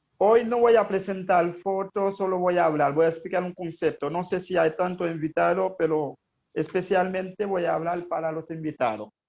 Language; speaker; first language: Spanish; non-native, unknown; Haitian Creole